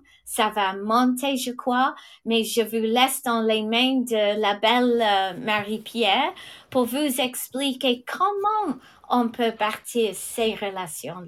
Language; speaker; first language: French; non-native, fluent; English